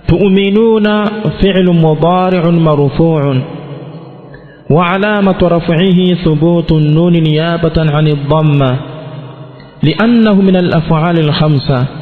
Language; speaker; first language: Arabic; non-native, fluent; Swahili